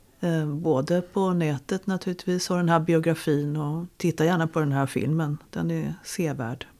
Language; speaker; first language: Swedish; native; Swedish